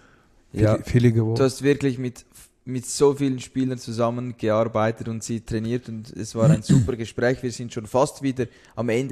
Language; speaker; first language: German; native; German